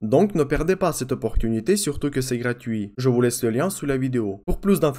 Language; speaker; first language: French; non-native, fluent; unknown